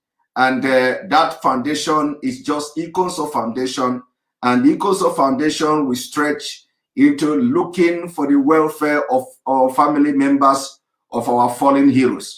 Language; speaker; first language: English; non-native, local second language; Igbo